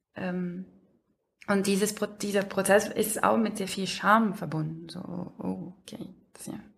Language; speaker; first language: German; non-native, fluent; Portuguese